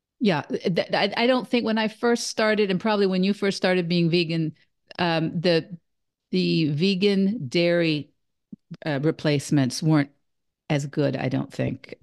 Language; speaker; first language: English; native; English